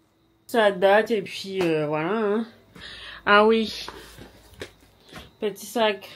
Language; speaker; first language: French; native; French